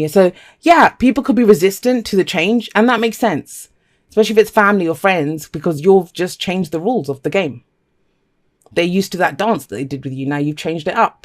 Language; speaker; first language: English; native; English